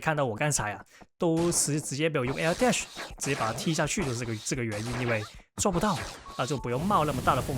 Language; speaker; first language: Chinese; non-native, local second language; Cantonese